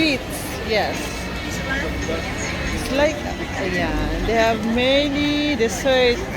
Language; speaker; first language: English; non-native, learner; Filipino